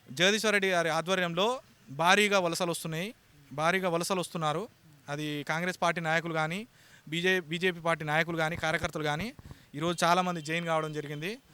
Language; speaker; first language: Telugu; native; Telugu